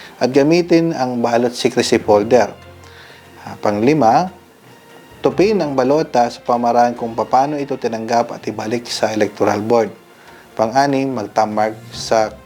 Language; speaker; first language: Filipino; native; Filipino